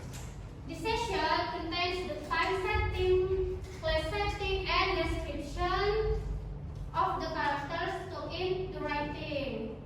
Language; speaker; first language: English; non-native, learner; Indonesian